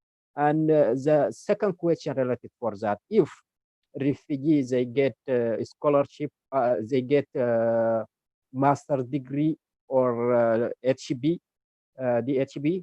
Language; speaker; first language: English; non-native, learner; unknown